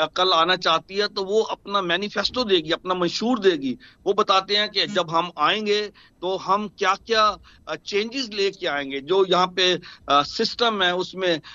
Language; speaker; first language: Urdu; non-native, local second language; Punjabi